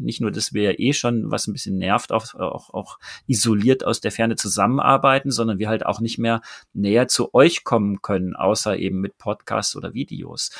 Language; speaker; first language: German; native; German